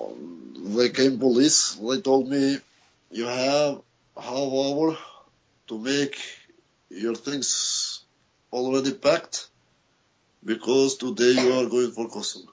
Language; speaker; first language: English; non-native, learner; Albanian